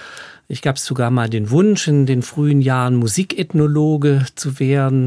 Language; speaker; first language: German; native; German